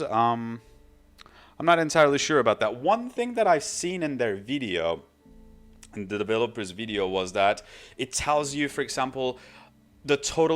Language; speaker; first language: English; non-native, fluent; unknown